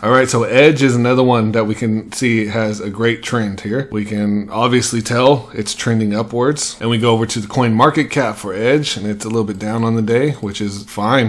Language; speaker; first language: English; native; English